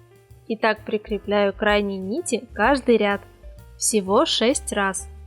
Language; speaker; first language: Russian; native; Russian